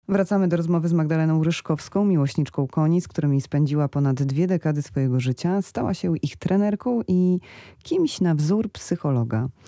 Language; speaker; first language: Polish; native; Polish